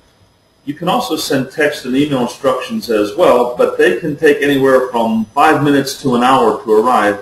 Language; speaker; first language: English; native; English